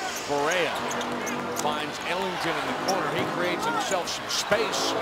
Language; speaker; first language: English; native; English